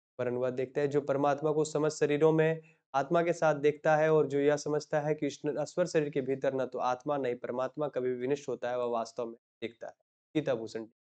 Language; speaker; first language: Hindi; native; Hindi